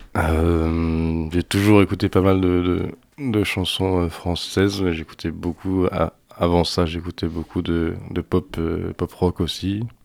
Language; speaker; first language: French; native; French